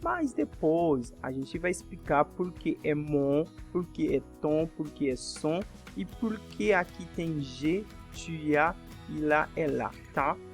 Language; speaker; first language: Portuguese; non-native, fluent; French